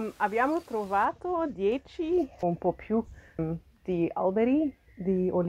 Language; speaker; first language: Italian; non-native, learner; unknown